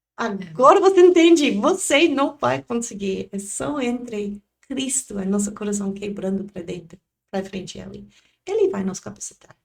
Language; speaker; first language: Portuguese; non-native, learner; English